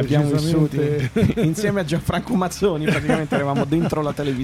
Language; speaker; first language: Italian; native; Italian